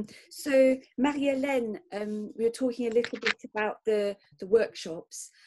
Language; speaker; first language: English; native; English